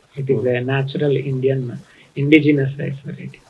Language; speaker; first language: English; non-native, local second language; Telugu